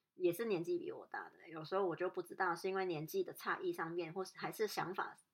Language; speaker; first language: Chinese; non-native, local second language; Cantonese